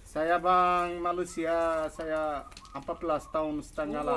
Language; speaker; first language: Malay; non-native, learner; Bangla